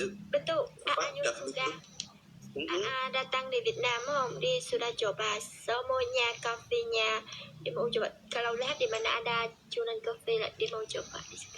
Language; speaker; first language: Indonesian; non-native, learner; Vietnamese